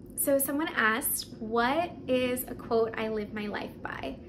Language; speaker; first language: English; native; English